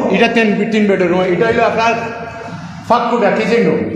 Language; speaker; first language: Bangla; native; Bangla